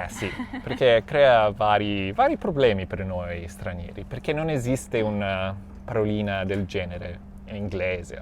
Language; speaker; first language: Italian; non-native, fluent; English